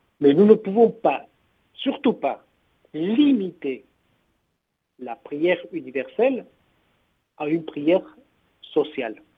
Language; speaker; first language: French; non-native, fluent; Spanish